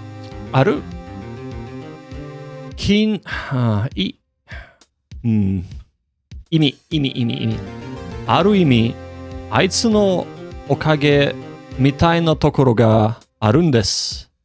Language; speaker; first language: Japanese; non-native, learner; English